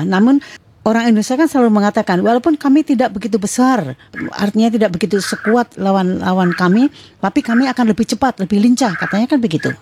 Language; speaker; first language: Indonesian; native; Indonesian